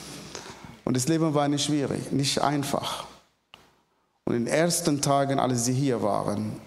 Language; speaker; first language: German; non-native, fluent; Arabic